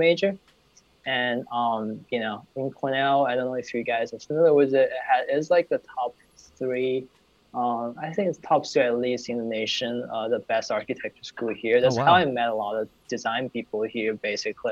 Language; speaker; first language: English; non-native, fluent; Chinese